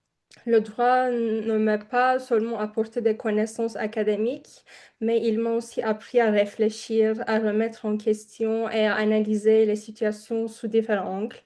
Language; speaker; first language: French; non-native, fluent; Turkish